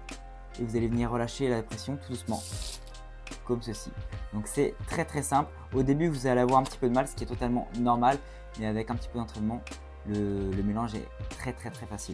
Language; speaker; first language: French; native; French